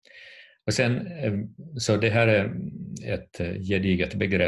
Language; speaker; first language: Swedish; non-native, fluent; Finnish